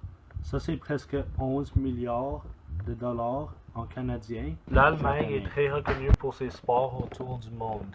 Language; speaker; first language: French; non-native, learner; English